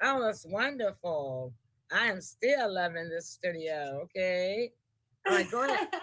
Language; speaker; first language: English; native; English